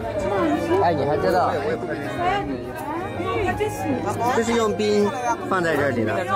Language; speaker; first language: Chinese; non-native, fluent; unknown